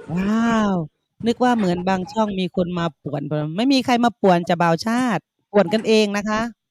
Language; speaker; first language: Thai; native; Thai